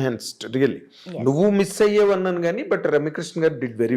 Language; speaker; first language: Telugu; native; Telugu